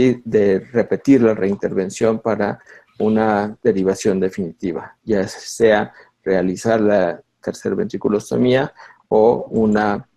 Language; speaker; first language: Spanish; native; Spanish